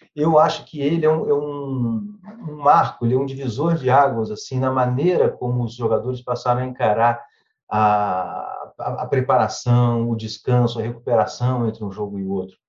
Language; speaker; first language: Portuguese; native; Portuguese